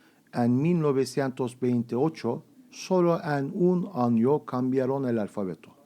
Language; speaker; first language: Spanish; non-native, fluent; Turkish